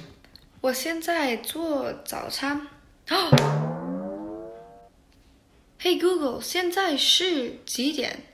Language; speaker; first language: Chinese; non-native, learner; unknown